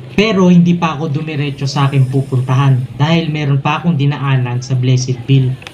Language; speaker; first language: Filipino; native; Filipino